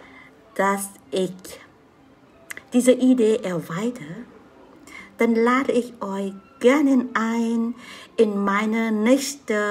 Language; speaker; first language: German; non-native, learner; Vietnamese